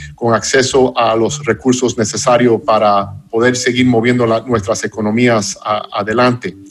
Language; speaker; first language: Spanish; non-native, fluent; English